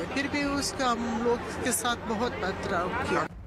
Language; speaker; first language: Hindi; non-native, learner; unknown